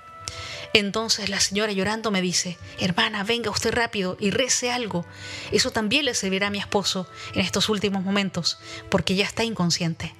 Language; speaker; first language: Spanish; native; Spanish